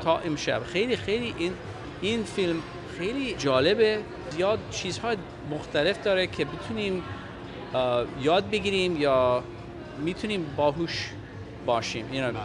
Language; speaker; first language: Persian; non-native, fluent; English